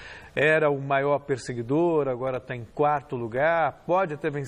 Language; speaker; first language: Portuguese; native; Portuguese